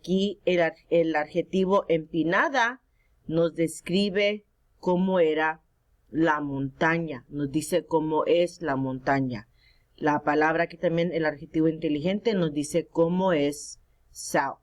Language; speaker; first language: Spanish; early bilingual, heritage; Spanish